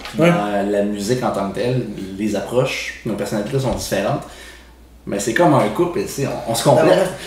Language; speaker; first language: French; native; French